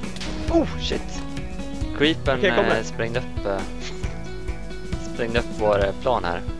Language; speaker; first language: Swedish; native; Swedish